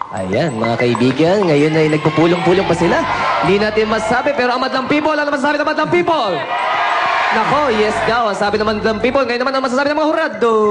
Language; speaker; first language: Filipino; native; Filipino